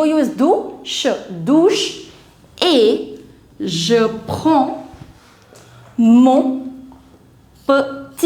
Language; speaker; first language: French; non-native, fluent; Hindi